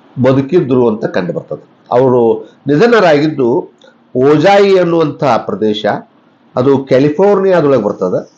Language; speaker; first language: Kannada; native; Kannada